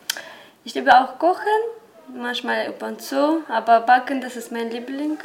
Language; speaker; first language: German; non-native, learner; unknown